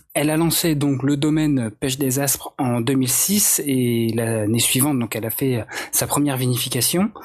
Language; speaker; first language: French; native; French